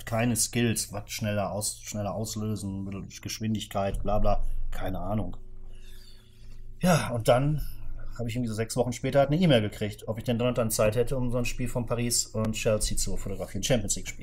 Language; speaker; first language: German; native; German